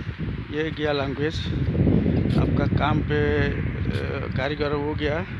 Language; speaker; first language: Hindi; non-native, local second language; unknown